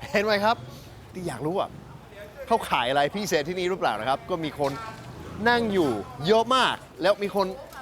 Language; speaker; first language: Thai; non-native, fluent; English